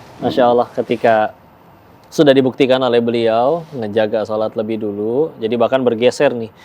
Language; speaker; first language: Indonesian; native; Indonesian